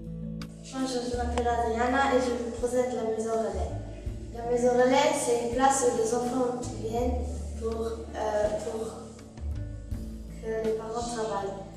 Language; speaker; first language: French; non-native, local second language; Luxembourgish